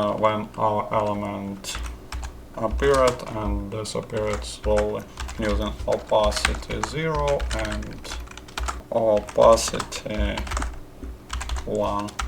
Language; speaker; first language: English; non-native, fluent; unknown